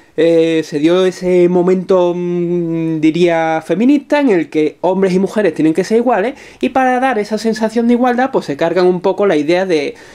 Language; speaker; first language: Spanish; native; Spanish